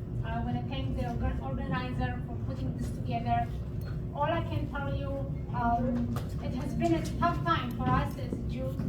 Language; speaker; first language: English; non-native, local second language; Hebrew